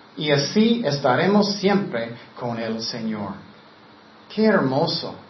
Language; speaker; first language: Spanish; non-native, fluent; English